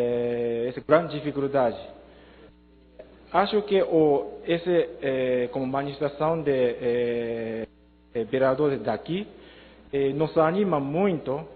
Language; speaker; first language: Portuguese; non-native, learner; Japanese